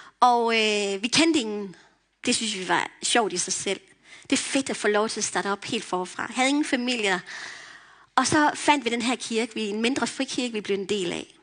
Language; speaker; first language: Danish; native; Danish